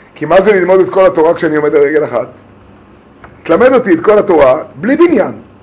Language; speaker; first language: Hebrew; native; Hebrew